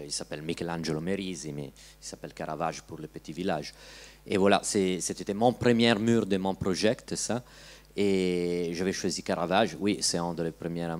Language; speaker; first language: French; non-native, learner; Italian